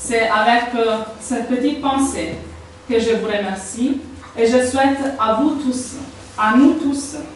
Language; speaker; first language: French; non-native, fluent; Italian